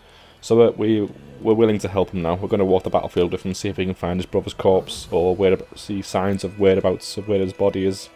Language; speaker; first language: English; native; English